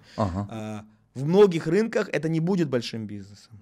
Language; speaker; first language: Russian; native; Russian